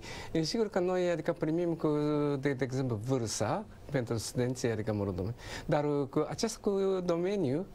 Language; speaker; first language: Romanian; non-native, learner; Japanese